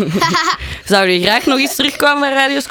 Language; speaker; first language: Dutch; native; Dutch